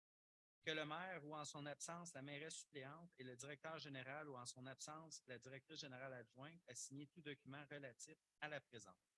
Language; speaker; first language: French; native; French